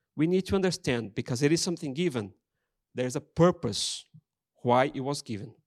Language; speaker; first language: English; non-native, fluent; Portuguese